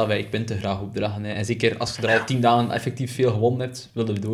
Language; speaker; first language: Dutch; native; Dutch